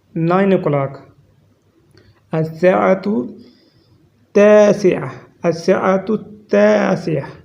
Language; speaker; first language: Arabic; non-native, fluent; Urdu